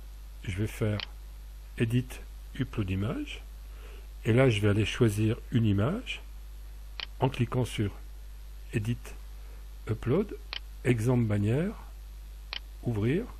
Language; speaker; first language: French; native; French